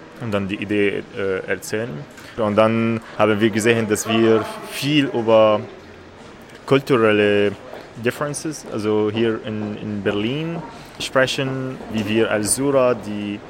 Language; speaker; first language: German; non-native, learner; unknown